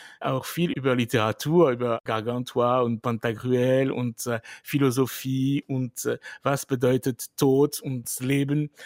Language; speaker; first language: German; non-native, fluent; French